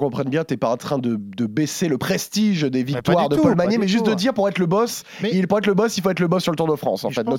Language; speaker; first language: French; native; French